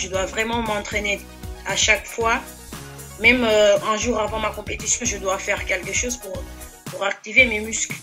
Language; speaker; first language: French; non-native, fluent; Portuguese